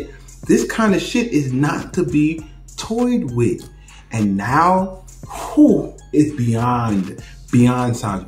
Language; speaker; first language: English; native; English